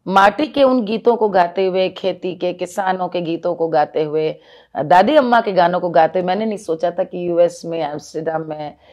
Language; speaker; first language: Hindi; native; Hindi